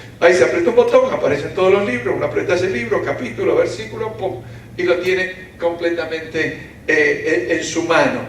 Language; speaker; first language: Spanish; early bilingual, other home language; Ukrainian